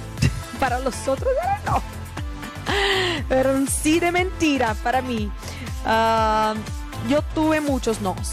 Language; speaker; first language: Spanish; non-native, fluent; Portuguese